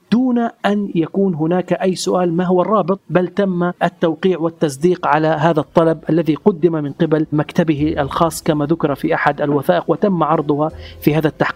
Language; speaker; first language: Arabic; native; Arabic